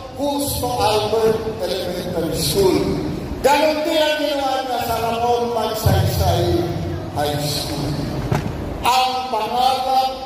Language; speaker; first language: Filipino; native; Filipino